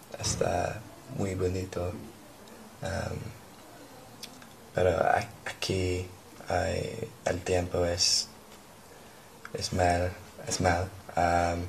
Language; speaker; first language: Spanish; non-native, learner; English